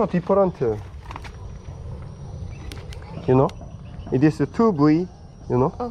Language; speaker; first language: English; non-native, learner; Korean